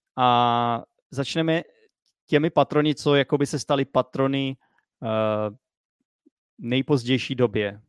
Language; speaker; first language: Czech; native; Czech